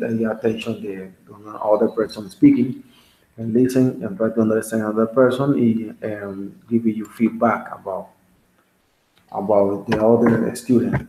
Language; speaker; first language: English; non-native, learner; Spanish